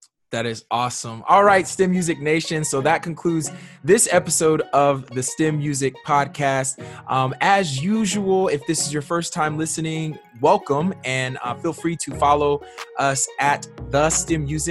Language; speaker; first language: English; native; English